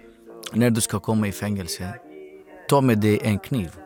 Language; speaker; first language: Swedish; non-native, learner; Greek